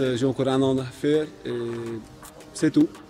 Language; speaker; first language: French; non-native, fluent; Hungarian